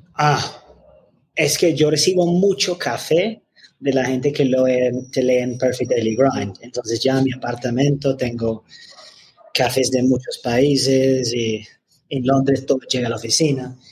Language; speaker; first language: Spanish; non-native, fluent; English